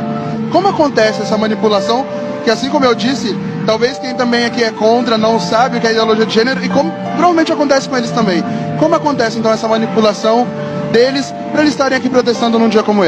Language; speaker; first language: Portuguese; native; Portuguese